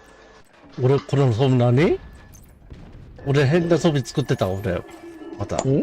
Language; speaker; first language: Japanese; native; Japanese